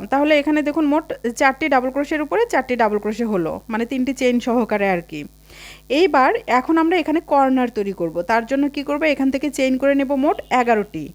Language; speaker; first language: Bangla; native; Bangla